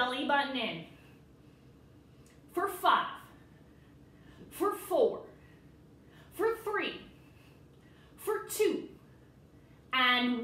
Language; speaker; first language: English; native; English